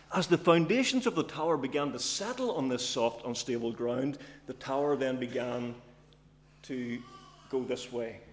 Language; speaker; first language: English; native; English